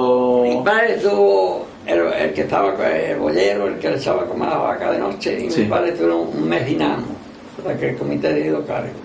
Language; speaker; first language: Spanish; native; Spanish